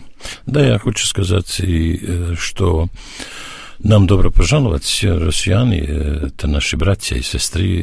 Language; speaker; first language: Russian; non-native, learner; Serbian